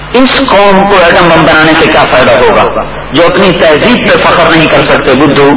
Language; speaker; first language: Urdu; non-native, local second language; Punjabi